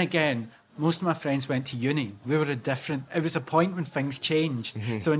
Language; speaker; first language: English; native; English